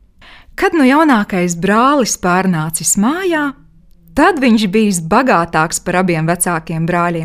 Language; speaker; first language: Latvian; native; Latvian